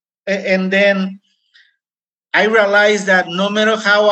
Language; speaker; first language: English; non-native, fluent; Spanish